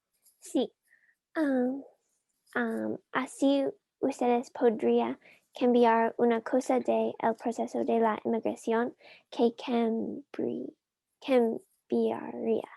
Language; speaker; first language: Spanish; non-native, learner; English